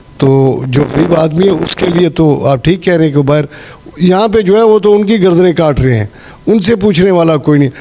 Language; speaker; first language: Urdu; non-native, local second language; Pashto